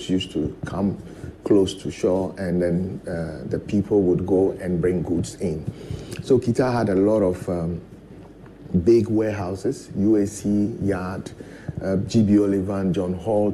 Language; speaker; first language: English; non-native, local second language; Ewe